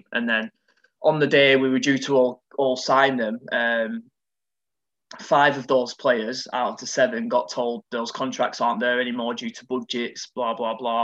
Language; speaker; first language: English; native; English